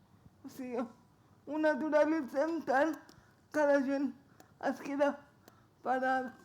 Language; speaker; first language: Catalan; non-native, local second language; Spanish